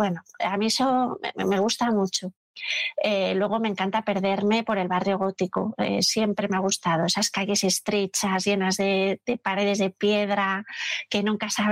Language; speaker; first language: Spanish; native; Spanish